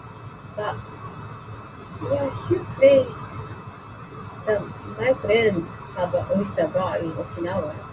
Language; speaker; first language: English; non-native, learner; Japanese